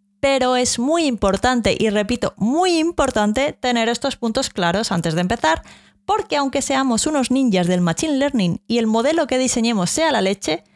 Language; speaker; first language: Spanish; native; Spanish